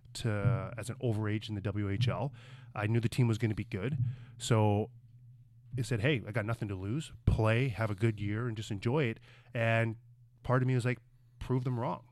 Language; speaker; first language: English; native; English